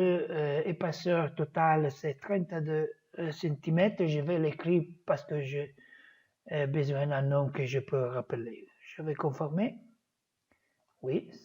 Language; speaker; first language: French; non-native, fluent; Italian